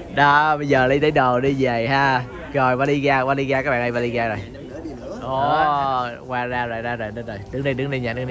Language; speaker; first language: Vietnamese; native; Vietnamese